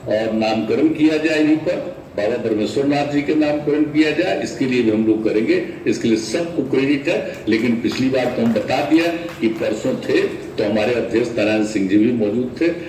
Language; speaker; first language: Hindi; native; Hindi